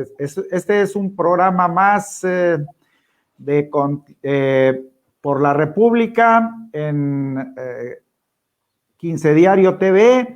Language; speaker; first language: Spanish; native; Spanish